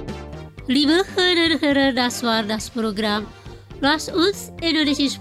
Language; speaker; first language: German; non-native, fluent; Indonesian